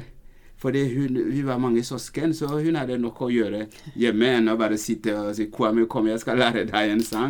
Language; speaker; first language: Norwegian; non-native, fluent; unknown